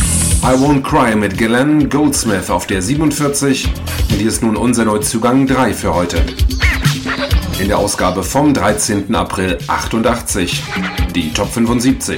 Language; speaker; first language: German; native; German